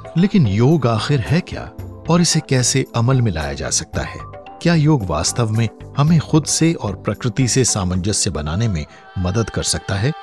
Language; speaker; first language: Hindi; native; Hindi